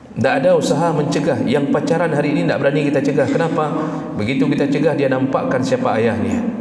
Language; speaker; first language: Malay; non-native, local second language; Achinese